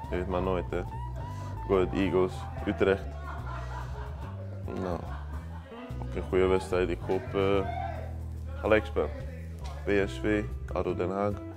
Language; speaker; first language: Dutch; non-native, learner; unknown